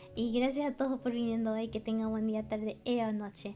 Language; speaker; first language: Spanish; non-native, learner; English